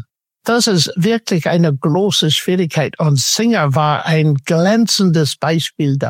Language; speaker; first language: German; non-native, fluent; English